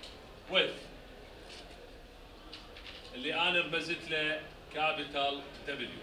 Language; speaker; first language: Arabic; native; Arabic